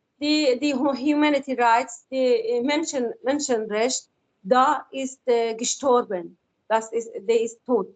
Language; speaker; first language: German; non-native, learner; Persian